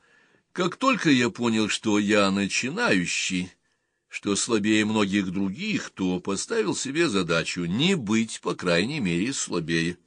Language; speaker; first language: Russian; native; Russian